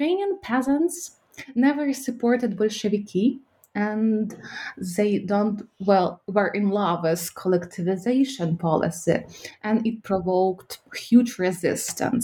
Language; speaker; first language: English; non-native, fluent; Ukrainian